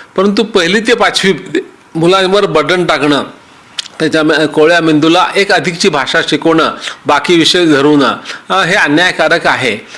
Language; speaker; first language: Marathi; native; Marathi